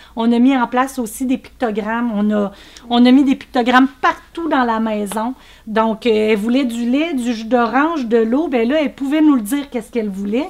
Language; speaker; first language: French; native; French